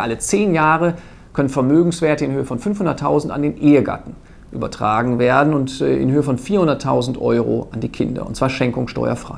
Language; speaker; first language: German; native; German